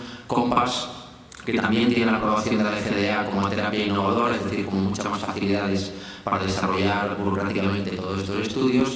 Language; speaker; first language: Spanish; native; Spanish